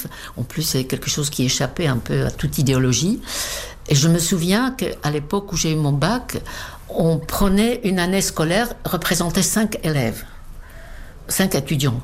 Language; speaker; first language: French; non-native, fluent; Czech